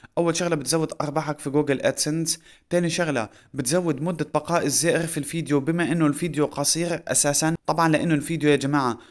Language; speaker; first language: Arabic; native; Arabic